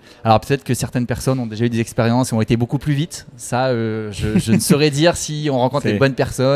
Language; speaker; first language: French; native; French